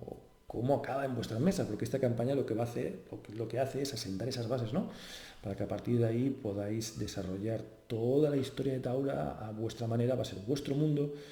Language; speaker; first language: Spanish; native; Spanish